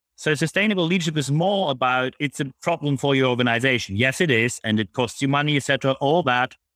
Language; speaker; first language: English; non-native, fluent; German